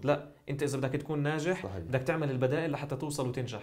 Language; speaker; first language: Arabic; native; Arabic